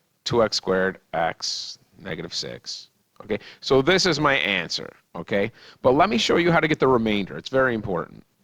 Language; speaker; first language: English; native; English